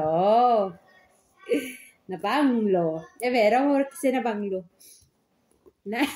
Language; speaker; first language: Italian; non-native, learner; Filipino